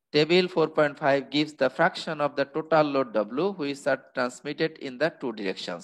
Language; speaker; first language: English; non-native, local second language; Bangla